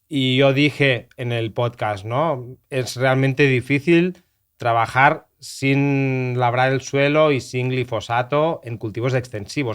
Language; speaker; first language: Spanish; native; Spanish